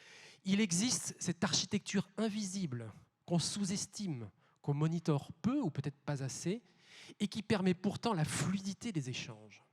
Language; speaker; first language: French; native; French